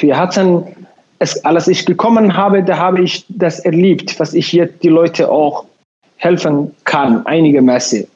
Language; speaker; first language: German; non-native, learner; Somali